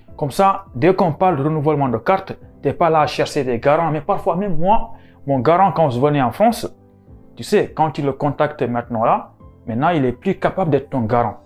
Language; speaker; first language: French; non-native, local second language; Wolof